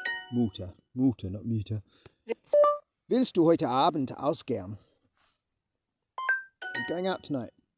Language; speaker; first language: German; non-native, learner; English